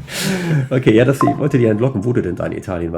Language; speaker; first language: German; native; German